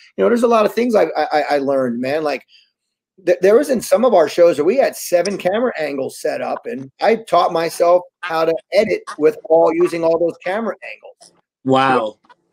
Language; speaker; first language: English; native; English